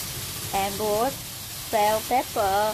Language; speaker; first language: English; non-native, learner; Vietnamese